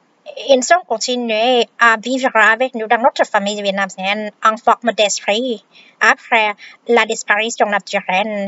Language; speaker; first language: French; non-native, fluent; Vietnamese